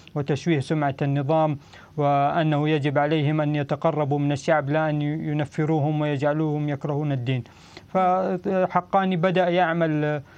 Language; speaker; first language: Arabic; non-native, fluent; Pashto